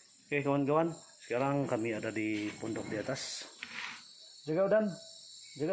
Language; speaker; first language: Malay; non-native, local second language; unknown